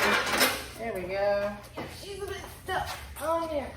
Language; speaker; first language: English; native; English